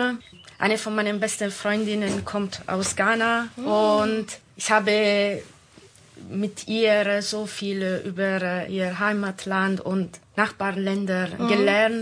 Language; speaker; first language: German; non-native, fluent; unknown